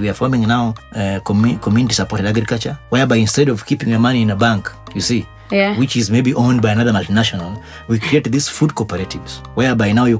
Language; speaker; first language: English; non-native, local second language; Luo (Kenya and Tanzania)